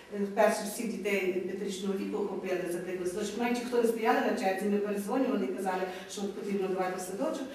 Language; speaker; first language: Ukrainian; native; Ukrainian